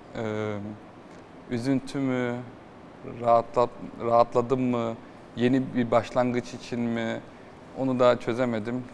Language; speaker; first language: Turkish; early bilingual, heritage; Turkish